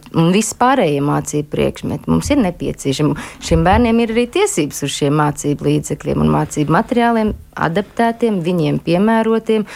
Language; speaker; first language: Latvian; native; Latvian